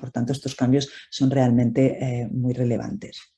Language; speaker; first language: Spanish; native; Spanish